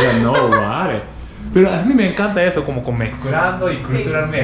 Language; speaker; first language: Spanish; non-native, learner; Japanese